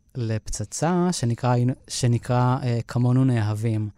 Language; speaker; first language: Hebrew; native; Hebrew